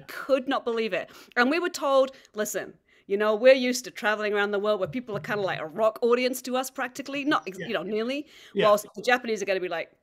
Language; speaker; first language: English; native; English